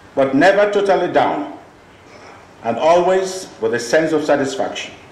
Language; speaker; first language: English; non-native, local second language; Igbo